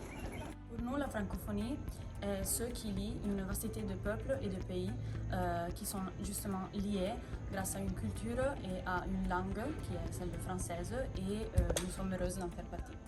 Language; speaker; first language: French; non-native, local second language; Italian